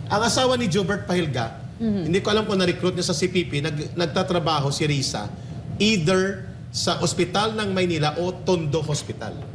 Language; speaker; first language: Filipino; non-native, local second language; Hiligaynon